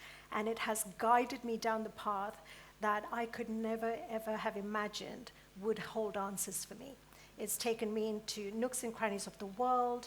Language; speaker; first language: English; early bilingual, other home language; Gujarati